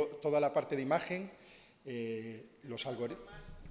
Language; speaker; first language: Spanish; native; Spanish